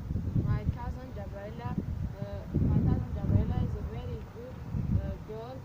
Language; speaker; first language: English; non-native, learner; Tajik